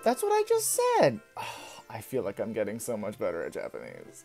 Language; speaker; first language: English; native; English